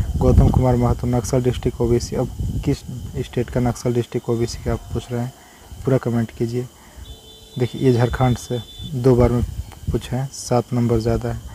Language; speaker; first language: Hindi; native; Hindi